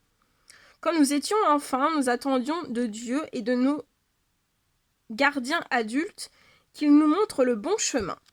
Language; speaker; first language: French; native; French